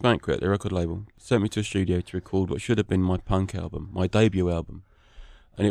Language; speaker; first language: English; native; English